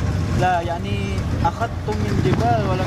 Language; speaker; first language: Arabic; non-native, learner; Indonesian